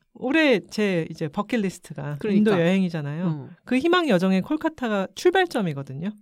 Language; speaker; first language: Korean; native; Korean